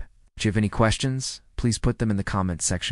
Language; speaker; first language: English; native; English